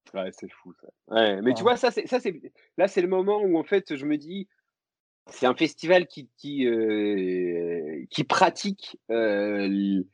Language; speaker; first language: French; native; French